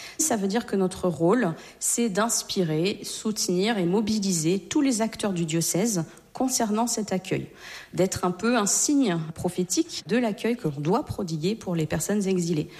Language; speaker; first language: French; native; French